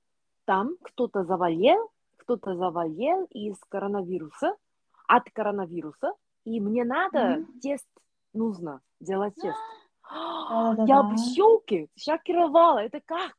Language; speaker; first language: Russian; non-native, learner; Korean